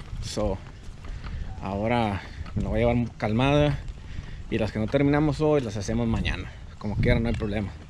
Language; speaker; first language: Spanish; early bilingual, heritage; Spanish